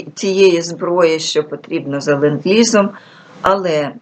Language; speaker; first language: Ukrainian; non-native, local second language; Russian